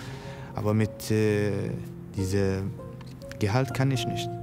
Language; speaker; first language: German; non-native, learner; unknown